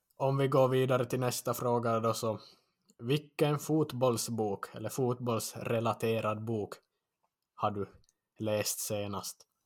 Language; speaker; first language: Swedish; native; Swedish